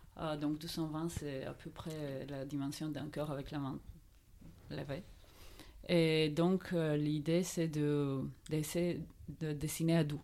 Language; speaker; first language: French; non-native, fluent; Bulgarian